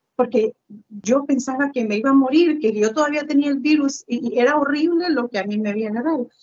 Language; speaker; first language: Spanish; native; Spanish